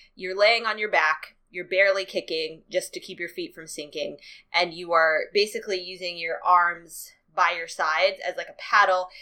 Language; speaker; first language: English; native; English